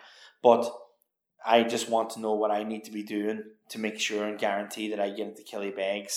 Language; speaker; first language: English; native; English